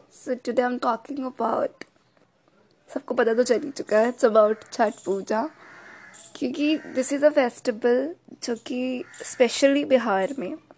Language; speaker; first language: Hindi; native; Hindi